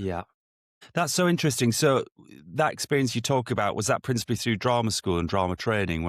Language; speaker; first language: English; native; English